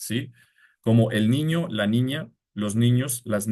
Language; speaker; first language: Spanish; non-native, fluent; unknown